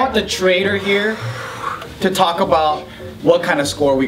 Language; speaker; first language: English; native; English